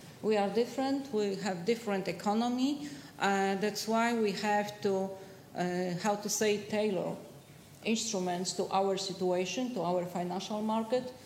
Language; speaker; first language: English; non-native, fluent; Polish